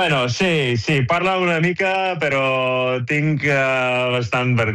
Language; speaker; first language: Catalan; non-native, learner; English